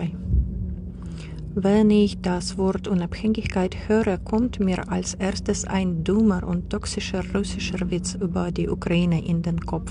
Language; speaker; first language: German; non-native, fluent; Ukrainian